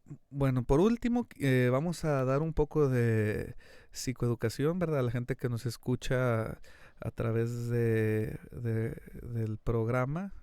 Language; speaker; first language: Spanish; native; Spanish